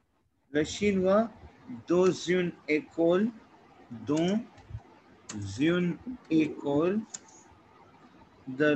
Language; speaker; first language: French; non-native, learner; Hindi